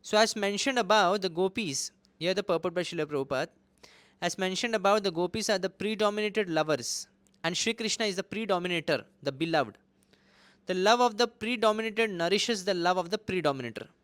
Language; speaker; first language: English; non-native, local second language; Hindi